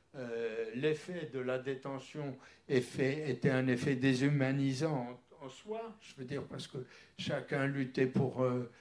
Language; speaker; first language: French; early bilingual, other home language; Polish